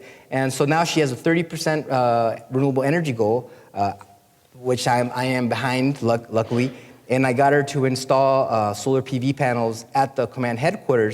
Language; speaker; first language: English; non-native, fluent; Spanish